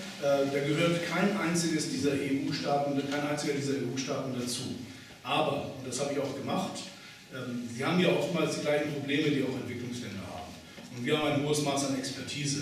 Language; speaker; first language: German; native; German